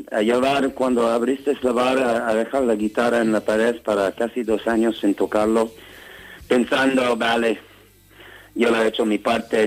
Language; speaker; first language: Spanish; non-native, learner; English